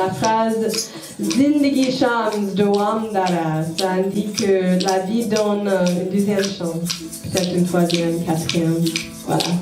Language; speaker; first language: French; non-native, fluent; English